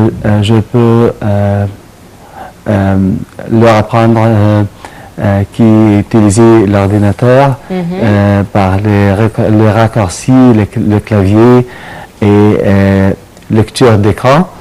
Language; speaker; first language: French; non-native, learner; Arabic